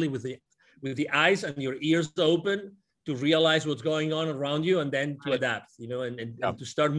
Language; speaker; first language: English; non-native, fluent; Spanish